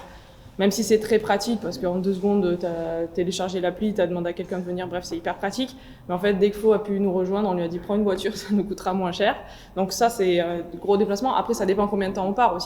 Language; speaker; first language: French; native; French